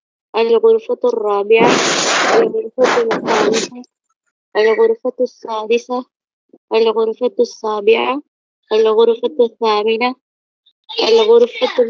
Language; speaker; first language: Arabic; non-native, learner; Tamil